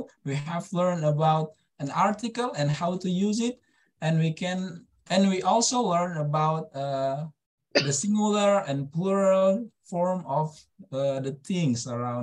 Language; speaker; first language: English; non-native, fluent; Indonesian